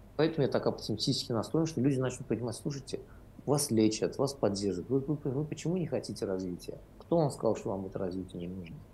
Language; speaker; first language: Russian; non-native, local second language; Azerbaijani